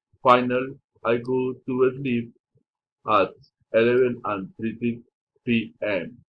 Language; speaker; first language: English; non-native, learner; Spanish